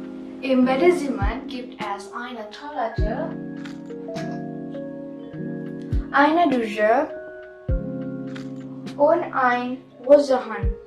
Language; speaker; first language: German; non-native, learner; Indonesian